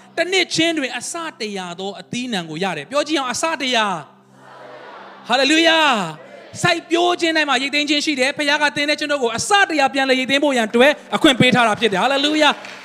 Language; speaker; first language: Burmese; non-native, local second language; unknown